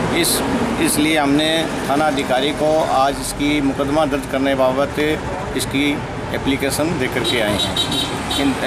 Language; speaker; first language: Hindi; native; Hindi